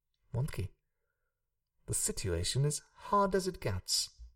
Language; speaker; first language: English; non-native, fluent; Hungarian